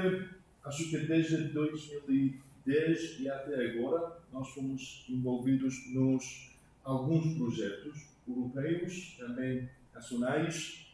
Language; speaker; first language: Portuguese; non-native, learner; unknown